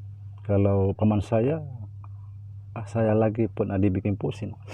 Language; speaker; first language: Indonesian; native; Indonesian